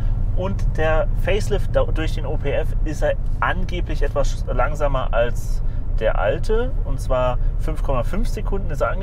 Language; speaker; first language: German; native; German